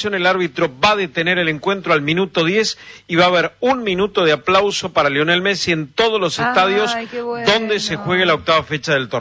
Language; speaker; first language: Spanish; native; Spanish